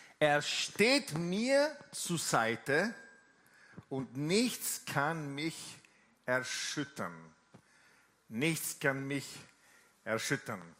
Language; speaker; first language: German; non-native, fluent; Italian